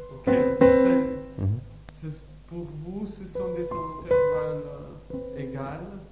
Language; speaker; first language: French; non-native, learner; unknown